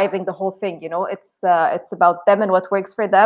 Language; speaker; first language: English; non-native, fluent; Arabic